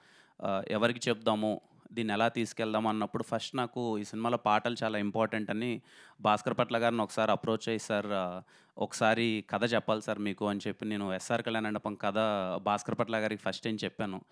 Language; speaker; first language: Telugu; native; Telugu